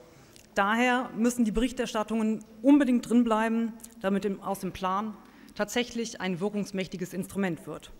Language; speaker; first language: German; native; German